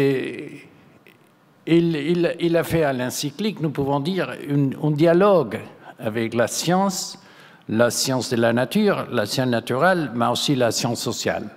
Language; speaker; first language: French; non-native, fluent; Spanish